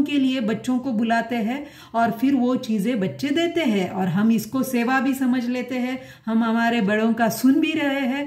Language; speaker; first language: Hindi; non-native, local second language; Marathi